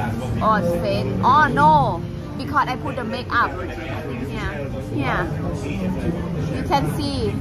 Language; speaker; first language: English; non-native, learner; Thai